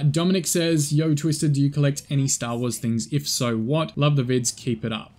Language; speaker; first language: English; native; English